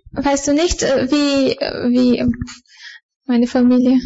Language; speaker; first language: German; non-native, fluent; Bulgarian